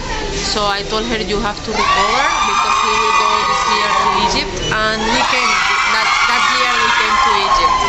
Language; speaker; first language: English; non-native, fluent; Spanish